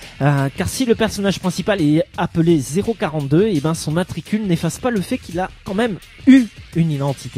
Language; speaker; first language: French; native; French